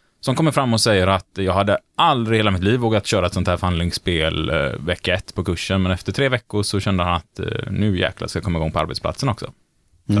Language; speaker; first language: Swedish; native; Swedish